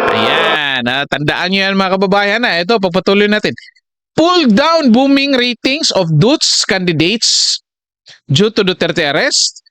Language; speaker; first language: Filipino; non-native, local second language; Cebuano